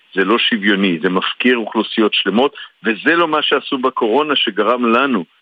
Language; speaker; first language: Hebrew; native; Hebrew